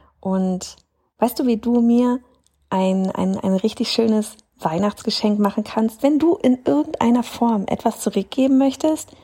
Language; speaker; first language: German; native; German